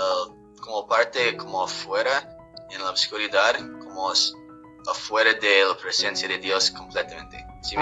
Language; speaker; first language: Spanish; non-native, fluent; English